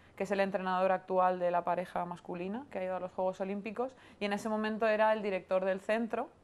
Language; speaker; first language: Spanish; native; Spanish